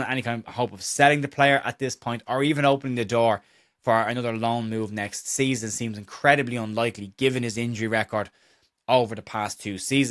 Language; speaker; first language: English; native; English